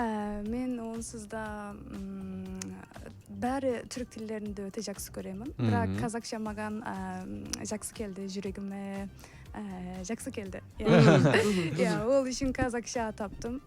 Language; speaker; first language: Kazakh; non-native, learner; Turkish